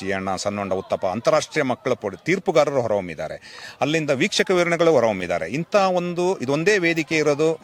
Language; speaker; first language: Kannada; non-native, local second language; Kodava